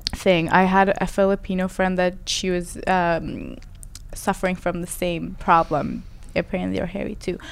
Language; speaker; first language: English; non-native, fluent; Persian